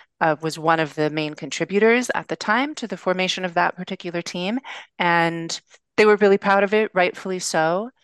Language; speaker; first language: English; native; English